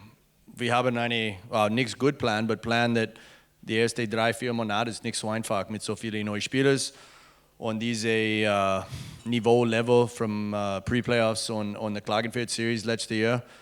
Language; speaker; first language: German; non-native, learner; English